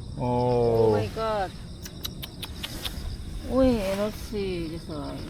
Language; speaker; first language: English; non-native, learner; Thai